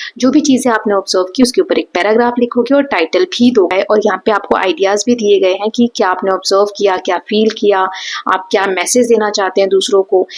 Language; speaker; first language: Hindi; native; Hindi